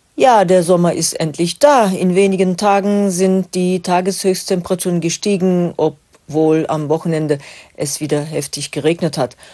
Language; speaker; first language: German; non-native, fluent; Turkish